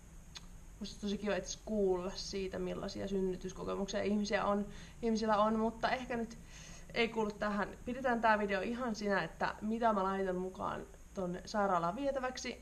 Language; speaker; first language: Finnish; native; Finnish